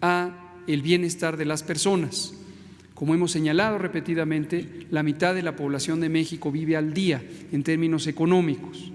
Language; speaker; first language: Spanish; native; Spanish